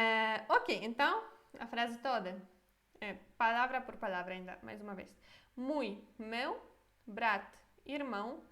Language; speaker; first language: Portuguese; non-native, fluent; Polish